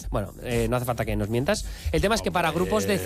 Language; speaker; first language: Spanish; native; Spanish